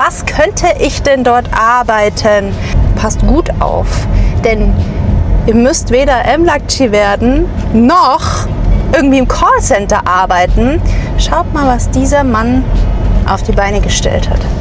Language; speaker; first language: German; native; German